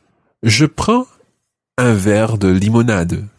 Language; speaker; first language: French; non-native, fluent; English